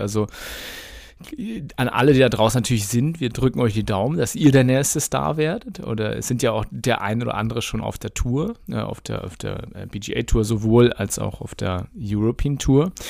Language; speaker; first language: German; native; German